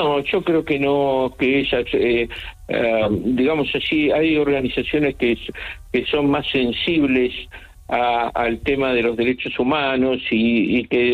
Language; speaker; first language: Spanish; native; Spanish